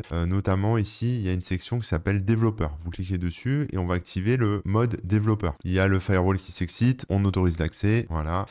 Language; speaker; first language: French; native; French